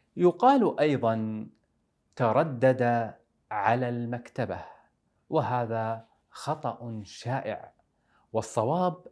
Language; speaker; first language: Arabic; native; Arabic